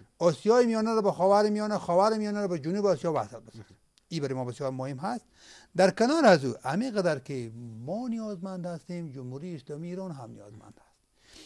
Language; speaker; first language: Persian; native; Persian